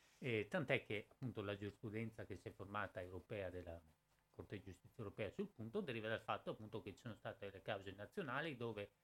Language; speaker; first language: Italian; native; Italian